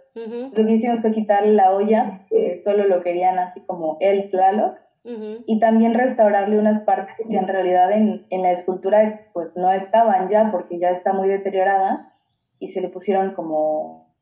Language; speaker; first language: Spanish; native; Spanish